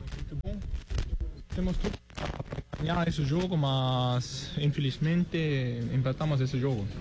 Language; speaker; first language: Portuguese; non-native, fluent; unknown